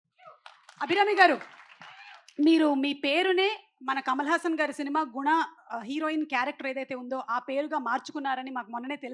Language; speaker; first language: Telugu; native; Telugu